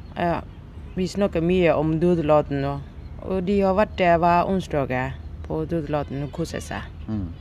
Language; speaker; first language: Norwegian; non-native, learner; Burmese